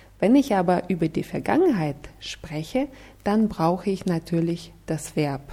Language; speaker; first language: German; non-native, fluent; Russian